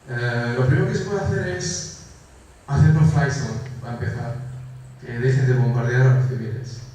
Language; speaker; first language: Spanish; non-native, fluent; Kurdish